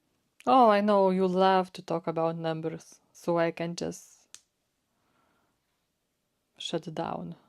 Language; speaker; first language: English; non-native, fluent; Lithuanian